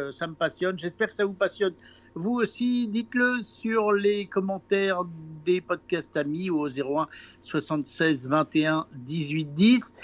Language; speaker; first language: French; native; French